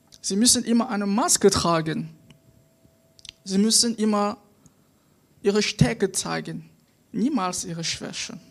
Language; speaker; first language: German; non-native, fluent; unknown